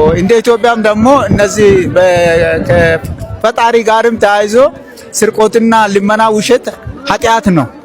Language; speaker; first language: Amharic; non-native, local second language; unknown